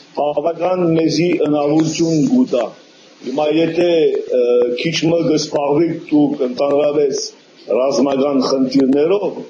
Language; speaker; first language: Armenian; early bilingual, heritage; Armenian